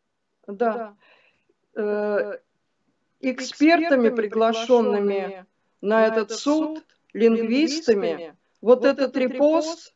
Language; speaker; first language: Russian; native; Russian